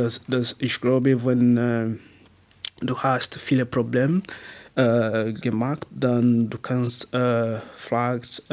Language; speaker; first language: German; non-native, learner; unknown